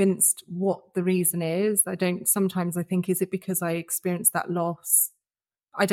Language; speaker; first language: English; native; English